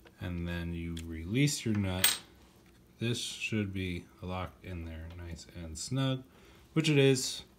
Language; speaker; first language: English; native; English